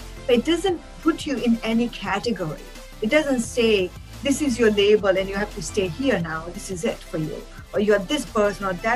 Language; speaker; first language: English; non-native, local second language; Hindi